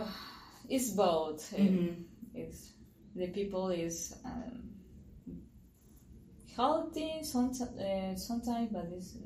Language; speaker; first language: English; non-native, learner; Spanish